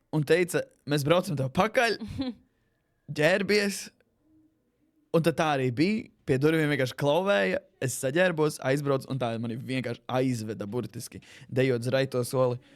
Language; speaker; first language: Latvian; native; Latvian